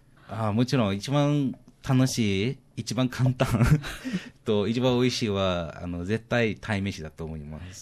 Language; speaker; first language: Japanese; non-native, learner; English